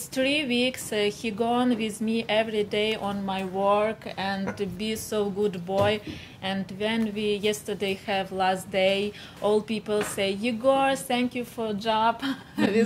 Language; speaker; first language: English; non-native, learner; Ukrainian